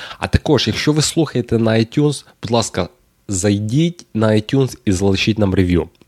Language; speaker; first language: Ukrainian; native; Ukrainian